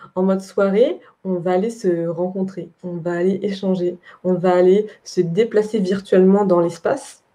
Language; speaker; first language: French; native; French